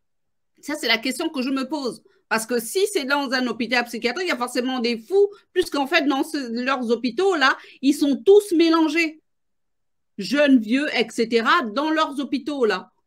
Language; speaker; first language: French; native; French